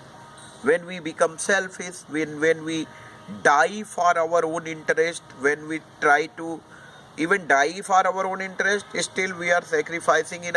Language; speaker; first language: English; non-native, local second language; Hindi